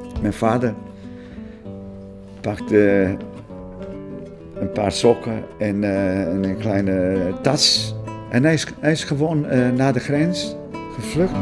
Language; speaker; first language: Dutch; non-native, fluent; Portuguese